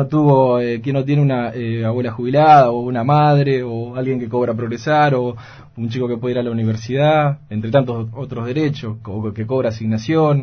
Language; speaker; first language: Spanish; native; Spanish